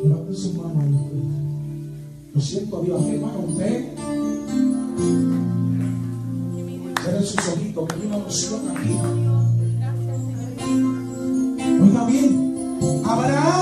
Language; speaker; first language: Spanish; native; Spanish